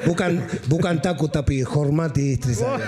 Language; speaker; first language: Indonesian; non-native, fluent; Spanish